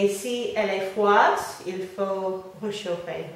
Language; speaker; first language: French; non-native, fluent; English